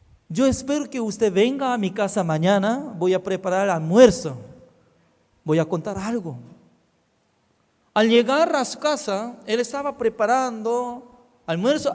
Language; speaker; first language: Spanish; non-native, fluent; Korean